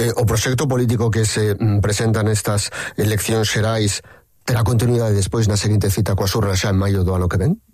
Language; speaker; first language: Galician; native; Galician